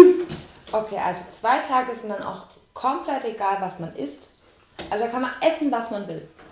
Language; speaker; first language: German; native; German